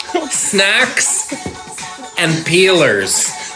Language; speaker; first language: English; native; English